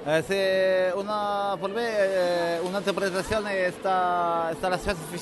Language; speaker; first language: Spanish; non-native, learner; French